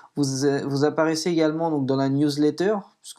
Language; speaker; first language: French; native; French